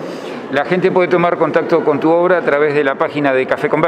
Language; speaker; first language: Spanish; native; Spanish